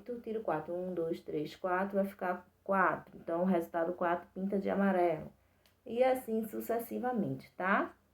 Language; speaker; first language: Portuguese; native; Portuguese